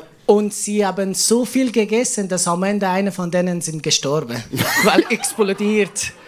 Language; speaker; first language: German; non-native, learner; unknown